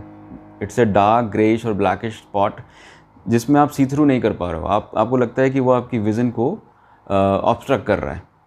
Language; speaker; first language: Hindi; native; Hindi